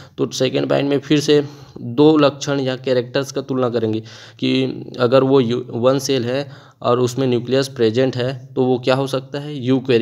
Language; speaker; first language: Hindi; native; Hindi